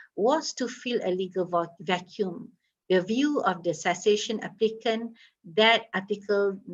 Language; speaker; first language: English; non-native, local second language; Malay